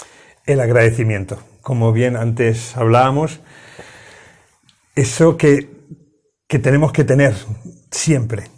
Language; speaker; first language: Spanish; native; Spanish